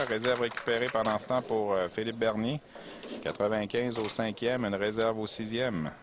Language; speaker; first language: French; native; French